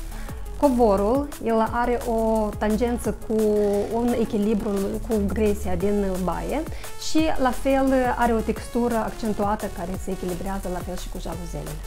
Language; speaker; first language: Romanian; native; Romanian